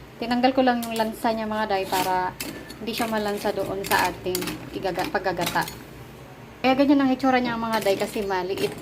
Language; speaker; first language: Filipino; non-native, local second language; Bikol